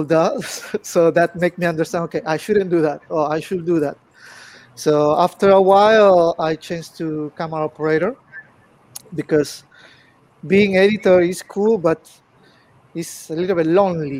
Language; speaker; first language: English; non-native, fluent; Spanish